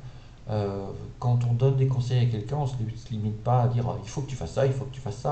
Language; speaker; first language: French; native; French